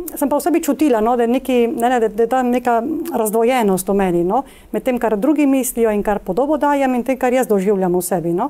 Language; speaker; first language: Slovenian; early bilingual, heritage; Slovenian